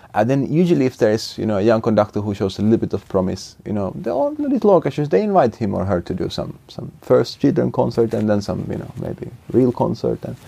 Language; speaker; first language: English; non-native, fluent; Finnish